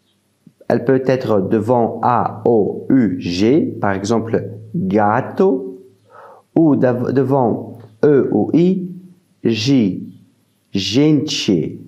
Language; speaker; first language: French; non-native, fluent; Portuguese